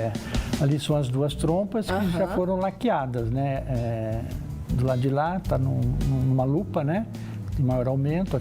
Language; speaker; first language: Portuguese; native; Portuguese